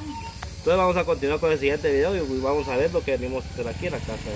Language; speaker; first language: Spanish; native; Spanish